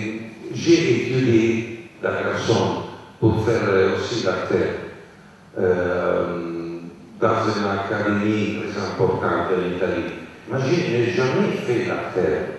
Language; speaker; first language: French; non-native, learner; Italian